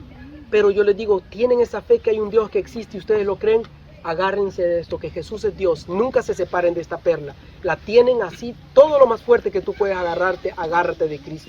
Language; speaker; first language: Spanish; native; Spanish